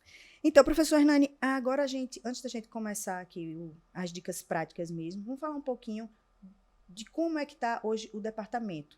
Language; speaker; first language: Portuguese; native; Portuguese